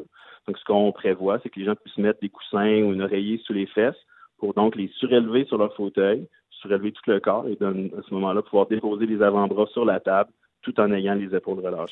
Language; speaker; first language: French; native; French